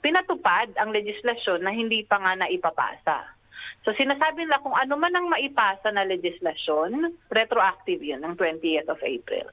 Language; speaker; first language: Filipino; native; Filipino